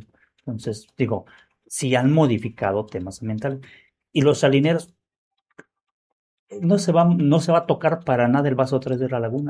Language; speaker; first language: Spanish; native; Spanish